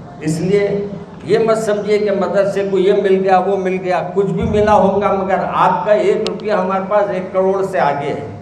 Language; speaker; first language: Urdu; native; Urdu